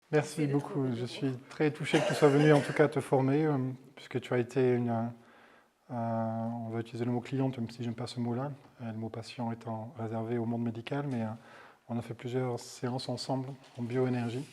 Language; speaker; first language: French; native; French